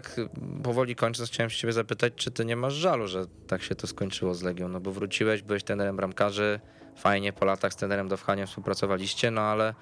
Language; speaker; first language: Polish; native; Polish